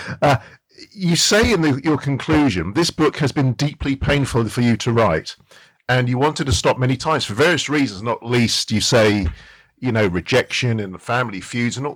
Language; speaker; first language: English; native; English